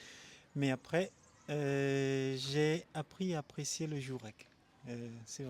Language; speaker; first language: French; non-native, local second language; Malagasy